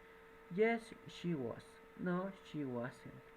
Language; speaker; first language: English; non-native, fluent; Spanish